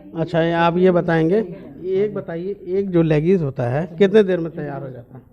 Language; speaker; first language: Hindi; native; Hindi